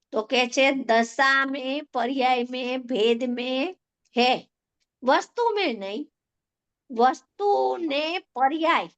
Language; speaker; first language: Hindi; non-native, local second language; Gujarati